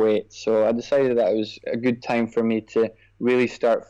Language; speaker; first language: English; native; English